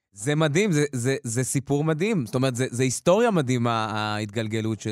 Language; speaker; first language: Hebrew; early bilingual, other home language; Russian